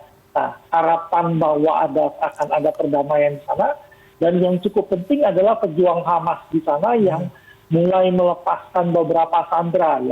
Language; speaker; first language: Indonesian; native; Indonesian